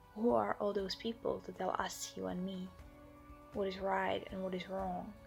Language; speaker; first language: English; non-native, fluent; Slovak